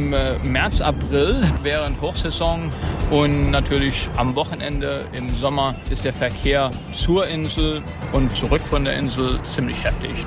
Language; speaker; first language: German; native; German